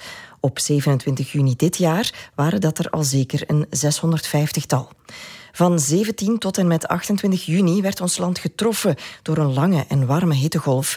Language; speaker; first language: Dutch; native; Dutch